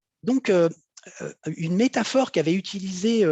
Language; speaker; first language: French; native; French